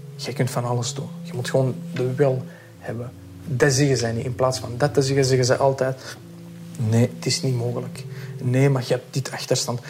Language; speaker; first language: Dutch; early bilingual, other home language; Pashto